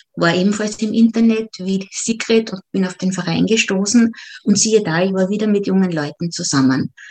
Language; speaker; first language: German; native; German